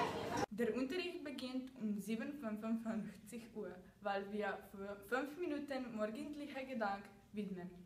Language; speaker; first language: German; non-native, learner; Slovenian